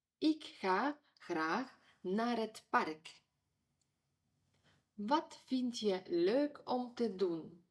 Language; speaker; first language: Dutch; non-native, fluent; Ukrainian